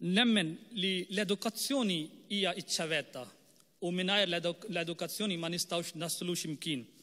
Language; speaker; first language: Maltese; non-native, fluent; Urdu